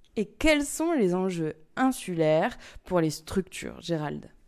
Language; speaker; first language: French; native; French